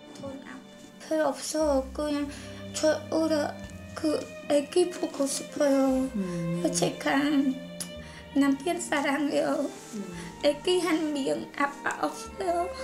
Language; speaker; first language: Korean; non-native, learner; Khmer